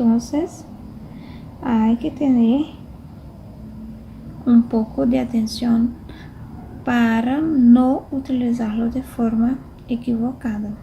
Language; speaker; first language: Spanish; non-native, fluent; Portuguese